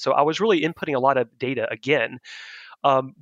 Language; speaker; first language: English; native; English